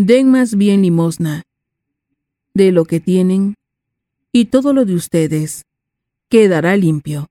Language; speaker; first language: Spanish; native; Spanish